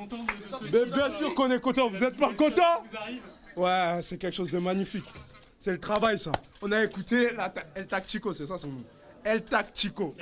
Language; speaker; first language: French; non-native, fluent; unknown